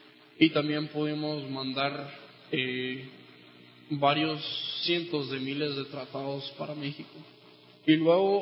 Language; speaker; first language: Spanish; non-native, local second language; English